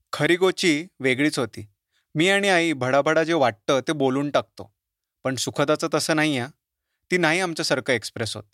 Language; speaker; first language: Marathi; native; Marathi